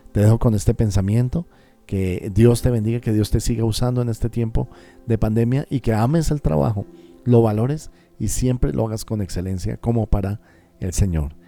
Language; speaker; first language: Spanish; native; Spanish